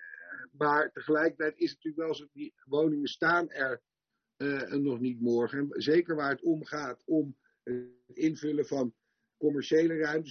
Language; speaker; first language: Dutch; native; Dutch